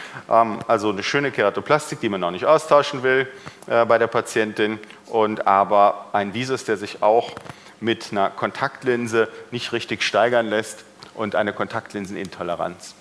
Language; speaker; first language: German; native; German